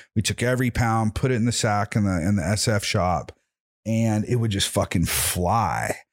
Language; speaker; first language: English; native; English